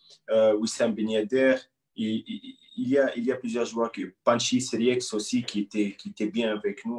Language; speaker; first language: French; non-native, local second language; Arabic